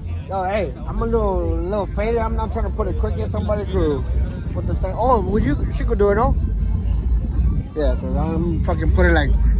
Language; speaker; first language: English; early bilingual, other home language; Spanish